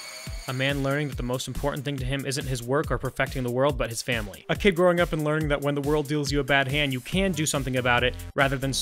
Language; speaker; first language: English; native; English